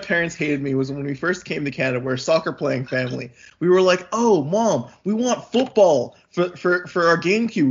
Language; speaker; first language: English; native; English